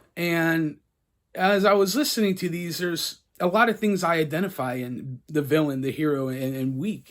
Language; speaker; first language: English; native; English